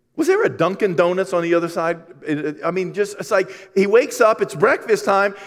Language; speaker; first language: English; native; English